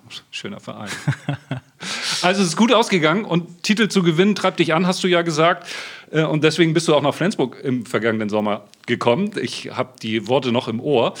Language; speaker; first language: German; native; German